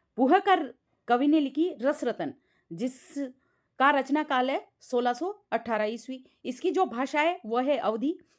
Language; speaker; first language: Hindi; native; Hindi